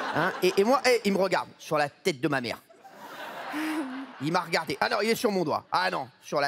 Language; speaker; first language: French; native; French